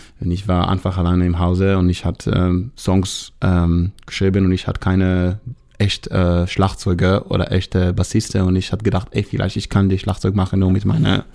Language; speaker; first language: German; non-native, learner; Hebrew